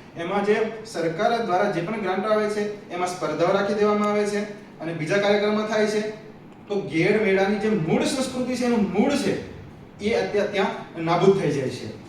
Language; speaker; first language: Gujarati; non-native, local second language; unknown